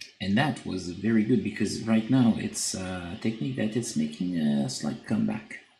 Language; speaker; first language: English; non-native, fluent; French